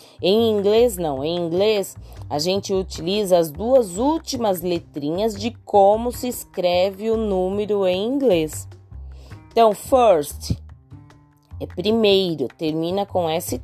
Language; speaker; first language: Portuguese; native; Portuguese